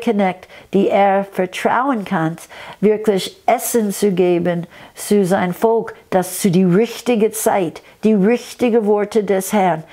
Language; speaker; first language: German; non-native, fluent; English